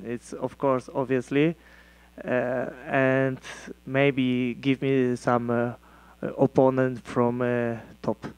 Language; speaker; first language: English; non-native, learner; Polish